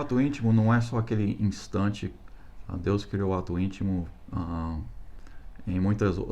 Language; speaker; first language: Portuguese; non-native, fluent; English